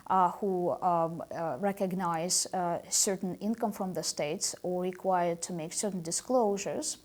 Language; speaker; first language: English; non-native, fluent; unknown